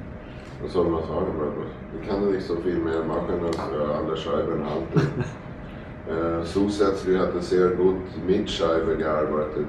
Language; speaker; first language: German; non-native, fluent; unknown